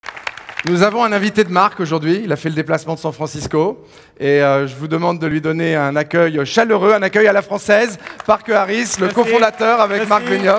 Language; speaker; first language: French; native; French